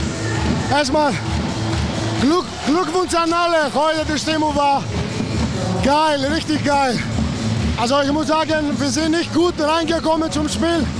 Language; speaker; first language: German; non-native, fluent; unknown